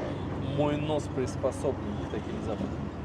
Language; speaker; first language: Russian; native; Russian